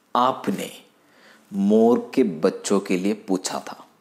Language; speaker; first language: Hindi; non-native, local second language; Malayalam